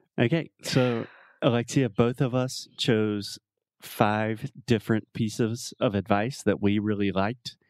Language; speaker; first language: English; native; English